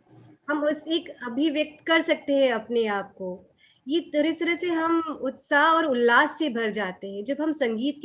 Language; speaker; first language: Hindi; native; Hindi